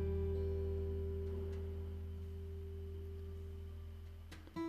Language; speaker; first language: English; non-native, local second language; Igbo